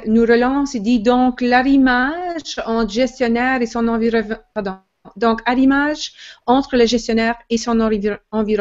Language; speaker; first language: French; native; French